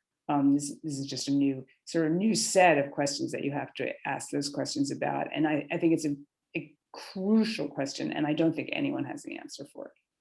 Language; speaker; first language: English; native; English